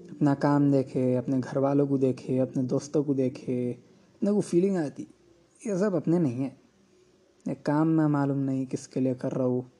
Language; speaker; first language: Urdu; native; Urdu